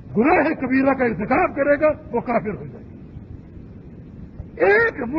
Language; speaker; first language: Urdu; native; Urdu